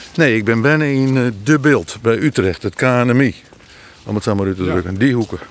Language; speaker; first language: Dutch; native; Dutch